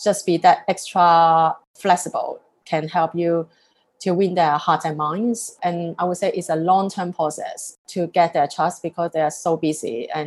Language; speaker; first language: English; non-native, local second language; Cantonese